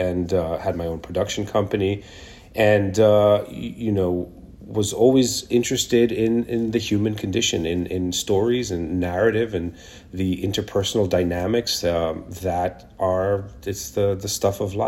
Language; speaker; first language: English; non-native, local second language; Hebrew